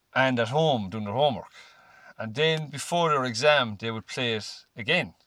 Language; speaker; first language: English; native; English